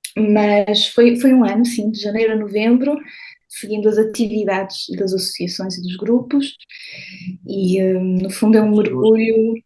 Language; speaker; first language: Portuguese; native; Portuguese